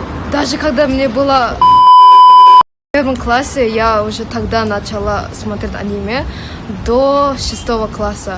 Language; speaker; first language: Russian; non-native, local second language; English